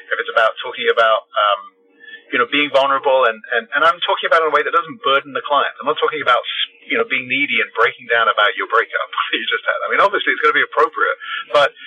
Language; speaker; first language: English; native; English